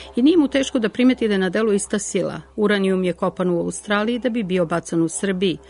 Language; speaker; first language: Serbian; native; Serbian